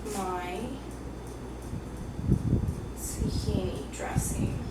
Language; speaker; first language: English; native; English